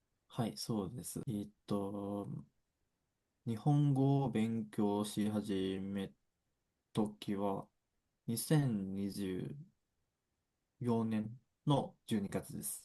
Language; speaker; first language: Japanese; non-native, fluent; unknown